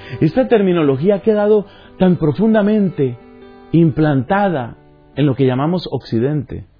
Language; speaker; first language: Spanish; native; Spanish